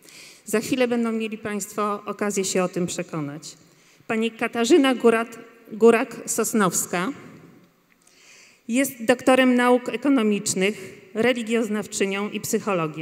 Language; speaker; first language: Polish; native; Polish